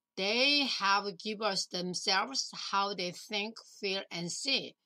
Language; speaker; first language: English; non-native, learner; Korean